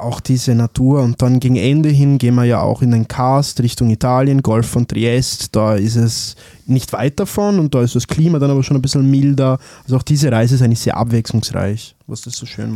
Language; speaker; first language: German; early bilingual, other home language; Italian